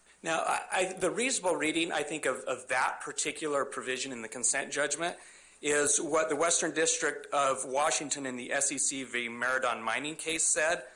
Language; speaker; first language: English; native; English